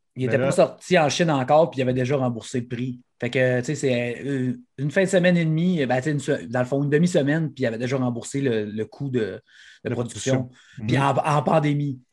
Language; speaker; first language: French; native; French